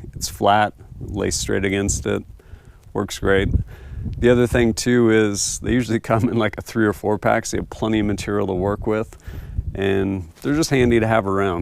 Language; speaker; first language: English; native; English